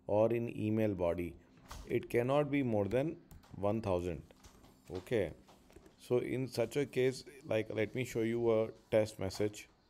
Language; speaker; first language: Hindi; native; Hindi